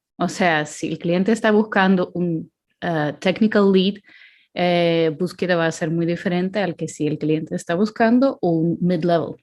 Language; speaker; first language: Spanish; non-native, fluent; Ukrainian